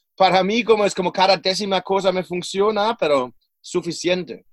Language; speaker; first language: Spanish; non-native, fluent; German